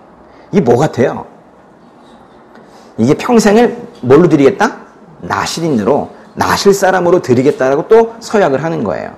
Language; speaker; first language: Korean; native; Korean